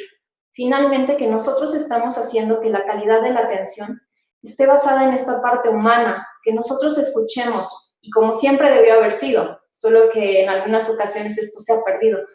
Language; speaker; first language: Spanish; native; Spanish